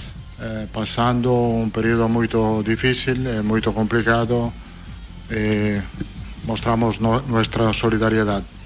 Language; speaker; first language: Portuguese; non-native, fluent; Italian